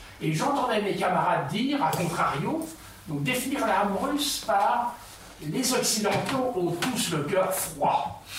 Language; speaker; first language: French; early bilingual, heritage; Russian